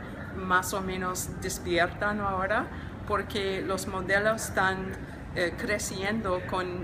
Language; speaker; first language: Spanish; non-native, learner; English